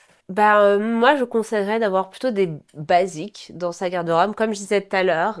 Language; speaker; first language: French; native; French